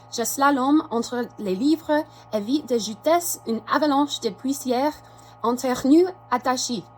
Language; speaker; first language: French; non-native, fluent; English